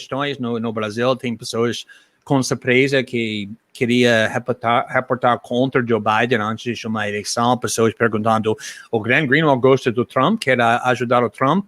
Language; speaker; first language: Portuguese; non-native, fluent; English